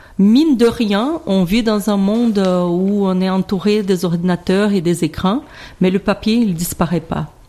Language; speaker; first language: French; non-native, fluent; Portuguese